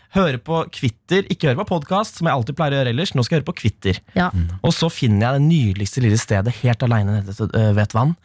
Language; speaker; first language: Norwegian; native; Norwegian